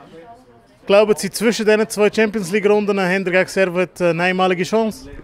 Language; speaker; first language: German; native; German